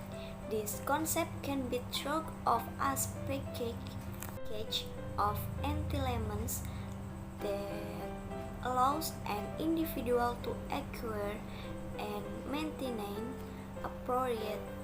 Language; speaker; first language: English; non-native, learner; Indonesian